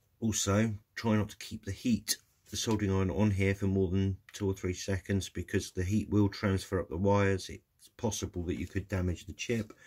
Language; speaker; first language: English; native; English